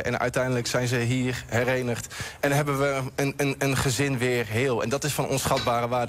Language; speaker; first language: Dutch; native; Dutch